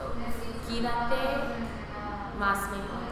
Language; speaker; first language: Spanish; non-native, learner; English